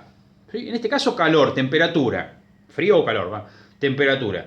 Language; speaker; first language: Spanish; native; Spanish